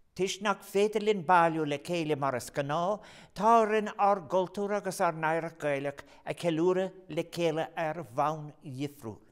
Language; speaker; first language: Irish; non-native, local second language; English